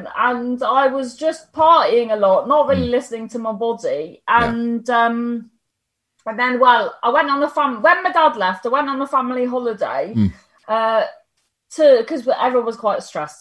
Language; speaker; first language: English; native; English